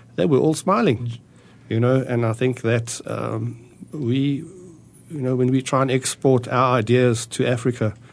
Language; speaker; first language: English; early bilingual, other home language; German